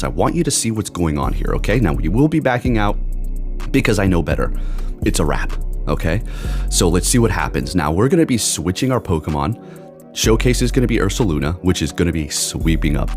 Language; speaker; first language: English; native; English